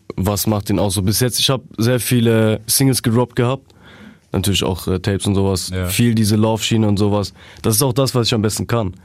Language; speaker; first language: German; native; German